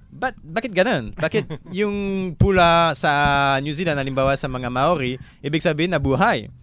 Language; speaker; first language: Filipino; non-native, fluent; French